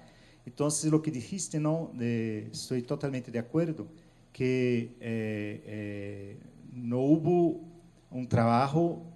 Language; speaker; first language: Spanish; non-native, fluent; Portuguese